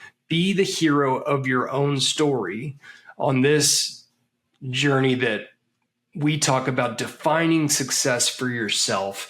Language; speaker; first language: English; native; English